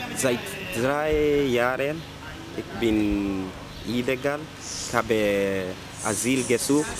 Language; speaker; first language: German; non-native, learner; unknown